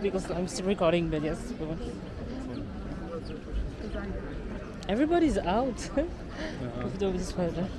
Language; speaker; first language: English; non-native, learner; French